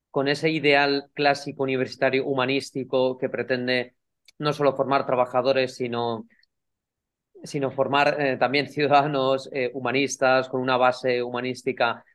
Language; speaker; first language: Spanish; native; Spanish